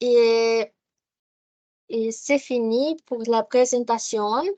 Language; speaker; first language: French; non-native, learner; Spanish